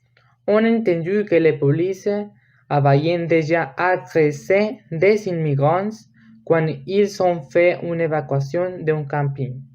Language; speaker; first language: French; non-native, learner; Spanish